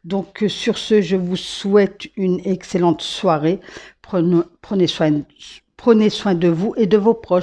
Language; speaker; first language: French; native; French